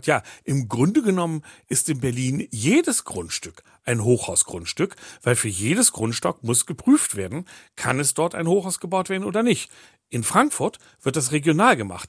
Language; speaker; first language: German; native; German